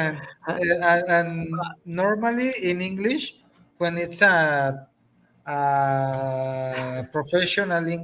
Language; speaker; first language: English; non-native, learner; Spanish